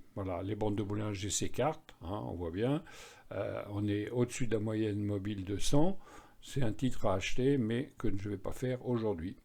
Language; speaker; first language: French; native; French